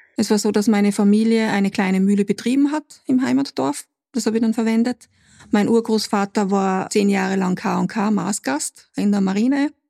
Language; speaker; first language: German; native; German